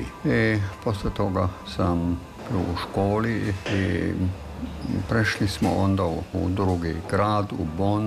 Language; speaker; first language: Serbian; non-native, fluent; German